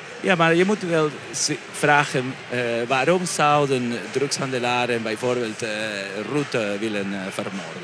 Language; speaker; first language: Dutch; non-native, fluent; Spanish